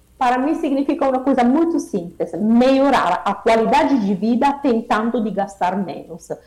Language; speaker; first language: Portuguese; non-native, fluent; Italian